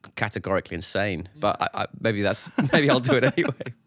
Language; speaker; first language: English; native; English